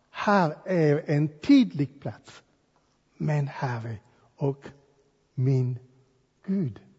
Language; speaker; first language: Swedish; non-native, fluent; English